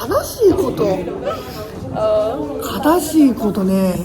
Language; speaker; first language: Japanese; non-native, fluent; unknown